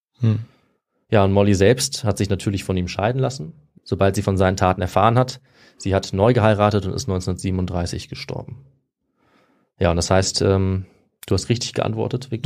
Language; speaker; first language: German; native; German